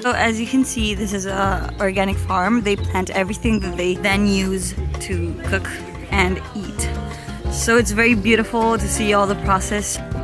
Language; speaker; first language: English; non-native, fluent; Spanish